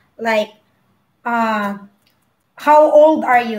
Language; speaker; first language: English; non-native, local second language; Filipino